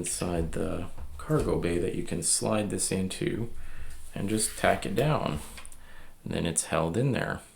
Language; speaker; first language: English; native; English